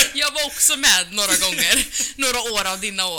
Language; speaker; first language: Swedish; early bilingual, other home language; Arabic